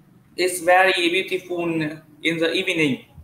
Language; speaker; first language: English; non-native, learner; Vietnamese